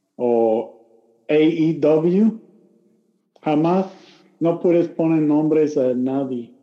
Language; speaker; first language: Spanish; non-native, learner; English